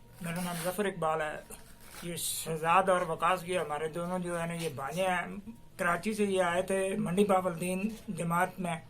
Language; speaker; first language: Urdu; non-native, local second language; Punjabi